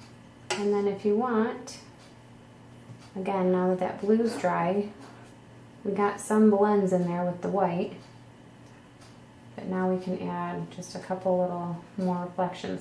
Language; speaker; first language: English; native; English